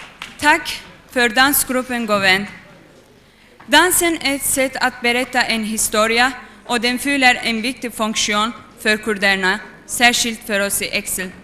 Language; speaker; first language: Swedish; non-native, fluent; Kurdish